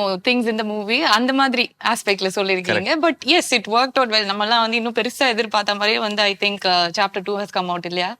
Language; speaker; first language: Tamil; native; Tamil